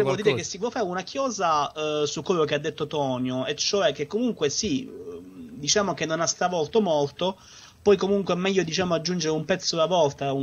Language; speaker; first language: Italian; native; Italian